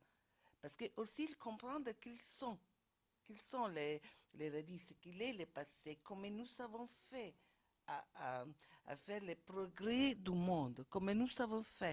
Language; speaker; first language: French; non-native, fluent; Italian